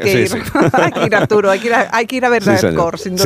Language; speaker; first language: Spanish; native; Spanish